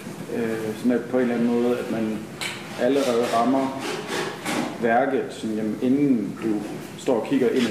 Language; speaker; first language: Danish; native; Danish